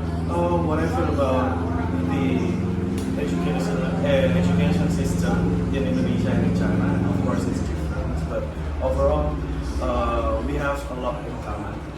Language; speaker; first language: English; non-native, local second language; Indonesian